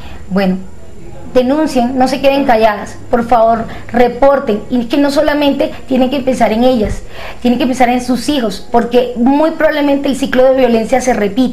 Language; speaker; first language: Spanish; native; Spanish